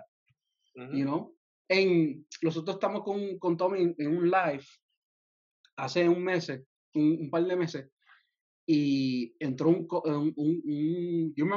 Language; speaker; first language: Spanish; early bilingual, heritage; Spanish